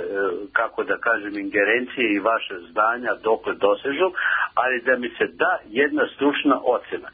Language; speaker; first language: Serbian; native; Serbian